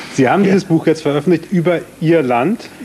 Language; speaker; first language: German; native; German